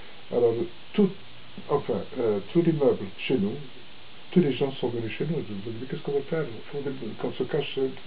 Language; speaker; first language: French; non-native, local second language; Arabic